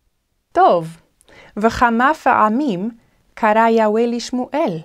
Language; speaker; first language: Hebrew; non-native, fluent; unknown